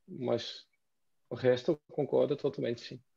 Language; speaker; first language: Portuguese; non-native, fluent; Dutch